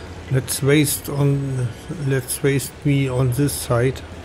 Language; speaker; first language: English; non-native, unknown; German